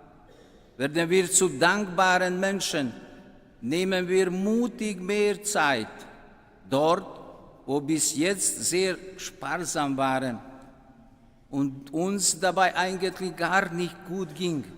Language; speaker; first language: German; non-native, fluent; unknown